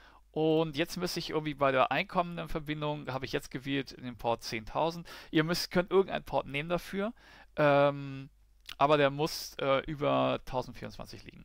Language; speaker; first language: German; native; German